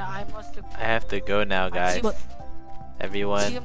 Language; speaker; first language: English; non-native, learner; Korean